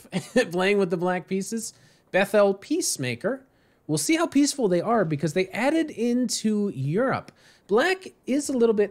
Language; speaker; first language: English; native; English